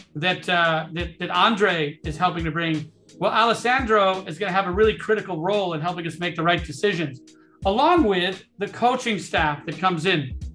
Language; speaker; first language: English; native; English